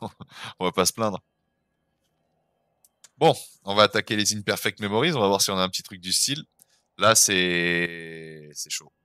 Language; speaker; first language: French; native; French